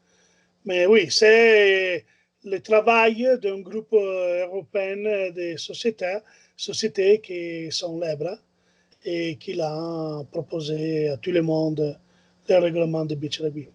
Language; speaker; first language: French; non-native, learner; Italian